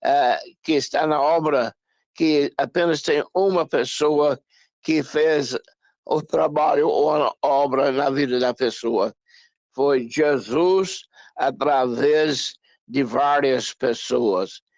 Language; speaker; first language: Portuguese; non-native, fluent; English